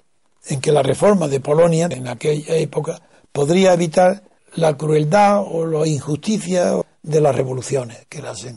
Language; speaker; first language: Spanish; native; Spanish